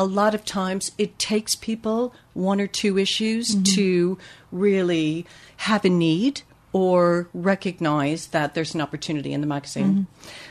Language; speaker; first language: English; native; English